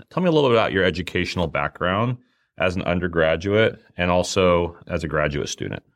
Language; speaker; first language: English; native; English